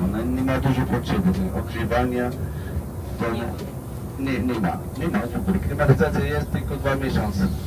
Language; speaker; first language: Polish; non-native, learner; Arabic